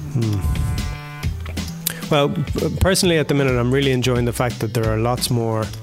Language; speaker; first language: English; native; English